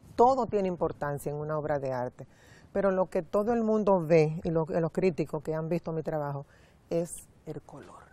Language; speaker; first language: Spanish; native; Spanish